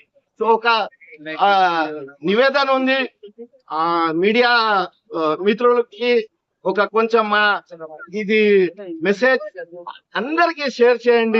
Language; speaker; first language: Telugu; non-native, local second language; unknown